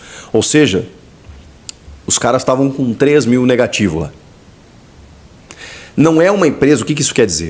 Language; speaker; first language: Portuguese; native; Portuguese